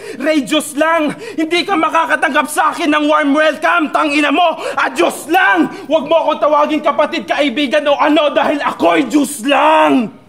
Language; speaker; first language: Filipino; non-native, local second language; Cebuano